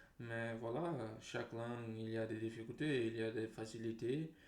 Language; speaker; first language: French; non-native, learner; Portuguese